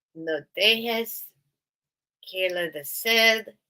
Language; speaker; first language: Spanish; non-native, learner; English